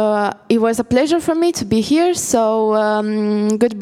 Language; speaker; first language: English; non-native, fluent; Italian